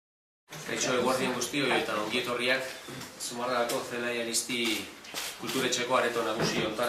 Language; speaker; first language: Basque; native; Basque